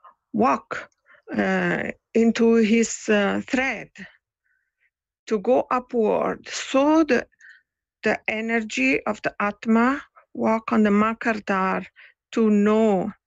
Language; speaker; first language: English; non-native, fluent; Italian